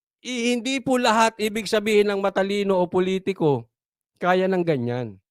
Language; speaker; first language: Filipino; native; Filipino